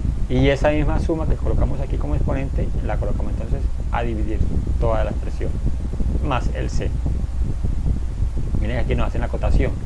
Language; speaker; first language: Spanish; native; Spanish